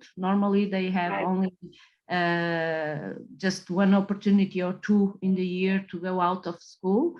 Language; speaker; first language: English; non-native, fluent; Portuguese